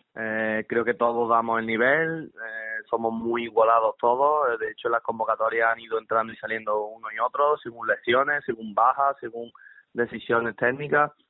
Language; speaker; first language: Spanish; native; Spanish